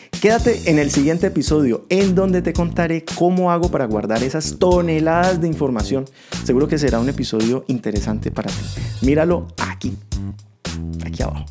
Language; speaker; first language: Spanish; native; Spanish